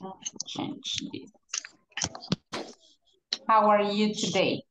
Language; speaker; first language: English; non-native, fluent; Spanish